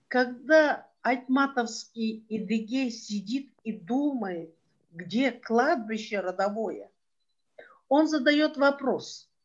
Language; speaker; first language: Russian; non-native, local second language; Kyrgyz